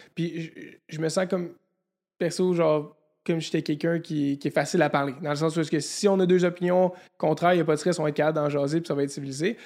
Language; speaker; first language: French; native; French